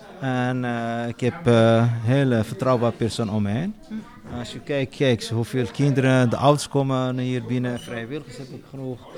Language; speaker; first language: Dutch; non-native, learner; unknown